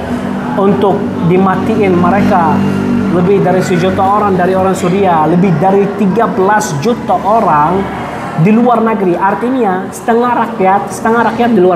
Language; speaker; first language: Indonesian; non-native, fluent; Arabic